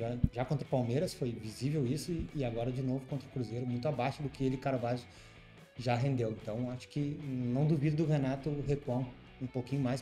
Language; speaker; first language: Portuguese; native; Portuguese